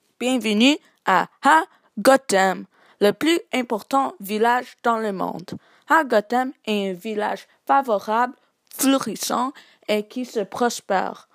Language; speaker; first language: French; non-native, learner; English